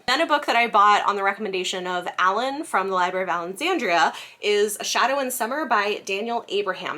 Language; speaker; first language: English; native; English